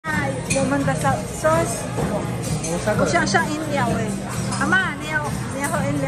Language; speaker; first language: Chinese; non-native, fluent; Filipino